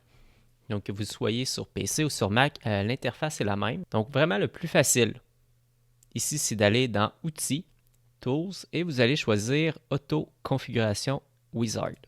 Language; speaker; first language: French; native; French